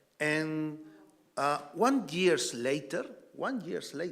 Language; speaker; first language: English; non-native, learner; Spanish